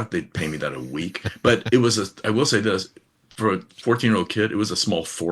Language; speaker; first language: English; native; English